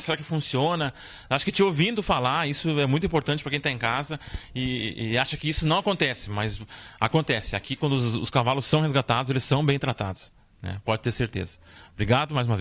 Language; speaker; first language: Portuguese; native; Portuguese